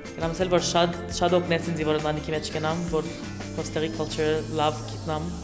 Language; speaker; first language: Armenian; early bilingual, heritage; Armenian